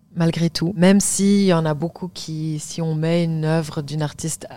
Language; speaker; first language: French; native; French